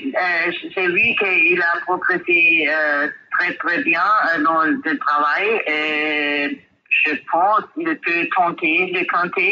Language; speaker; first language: French; non-native, fluent; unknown